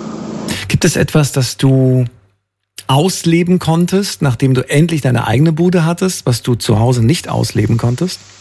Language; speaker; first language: German; native; German